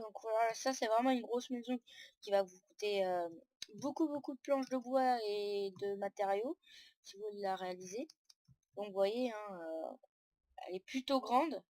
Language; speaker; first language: French; native; French